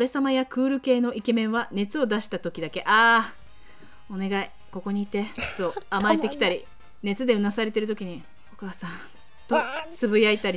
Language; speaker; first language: Japanese; native; Japanese